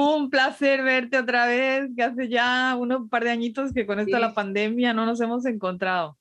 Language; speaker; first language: Spanish; native; Spanish